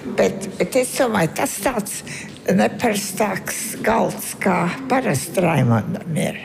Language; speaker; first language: Latvian; non-native, fluent; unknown